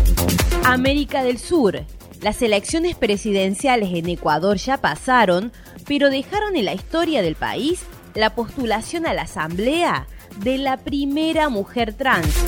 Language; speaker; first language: Spanish; native; Spanish